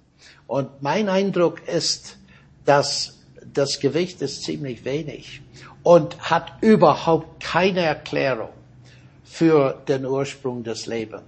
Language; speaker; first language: German; non-native, fluent; English